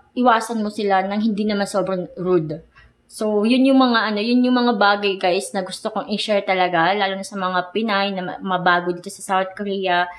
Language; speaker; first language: Filipino; native; Filipino